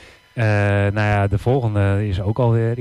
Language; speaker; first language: Dutch; native; Dutch